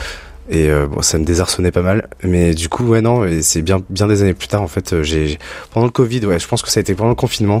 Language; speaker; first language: French; native; French